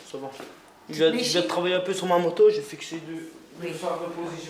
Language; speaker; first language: French; native; French